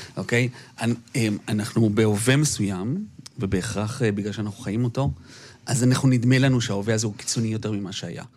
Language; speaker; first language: Hebrew; early bilingual, other home language; Spanish